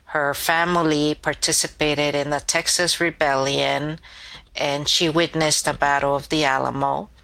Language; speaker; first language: English; early bilingual, other home language; Spanish